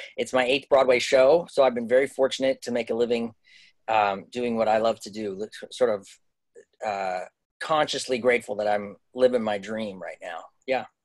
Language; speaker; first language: English; native; English